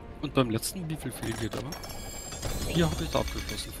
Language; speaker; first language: German; native; German